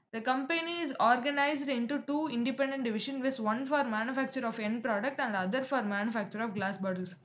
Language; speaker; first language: English; non-native, local second language; Tamil